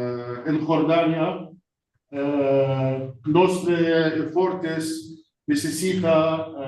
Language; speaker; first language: Spanish; non-native, learner; Arabic